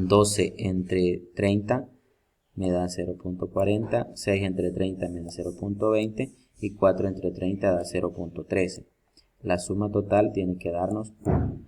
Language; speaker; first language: Spanish; native; Spanish